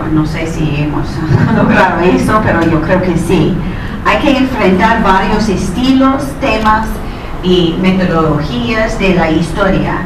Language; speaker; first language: Spanish; non-native, fluent; English